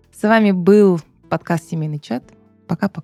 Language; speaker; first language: Russian; native; Russian